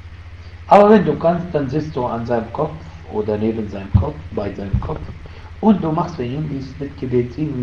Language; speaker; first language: German; non-native, fluent; Arabic